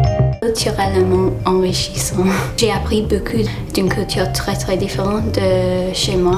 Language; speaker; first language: French; non-native, fluent; English